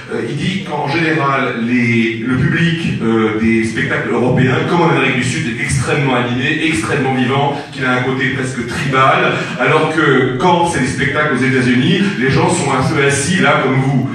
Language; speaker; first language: French; native; French